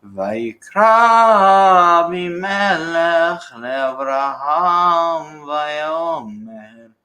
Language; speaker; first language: Hebrew; non-native, learner; English